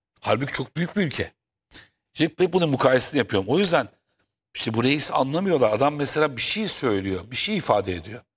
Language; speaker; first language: Turkish; native; Turkish